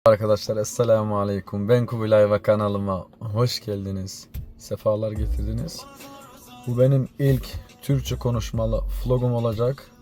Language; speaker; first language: Turkish; early bilingual, heritage; Turkish